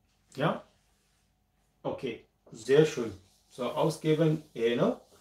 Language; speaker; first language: German; non-native, fluent; Amharic